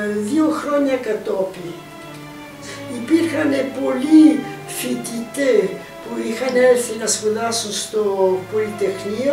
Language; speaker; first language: Greek; early bilingual, heritage; Greek